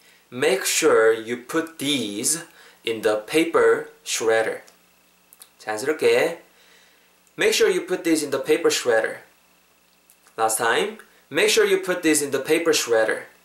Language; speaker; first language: English; non-native, fluent; Korean